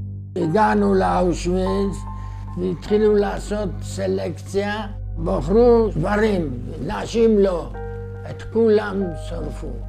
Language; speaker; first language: Hebrew; non-native, fluent; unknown